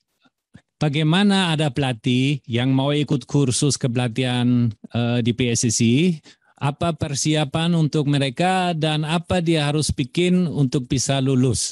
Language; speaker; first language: Indonesian; non-native, fluent; German